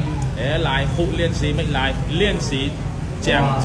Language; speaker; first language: Chinese; non-native, learner; Khmer